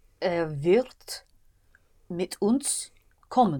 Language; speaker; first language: German; non-native, learner; English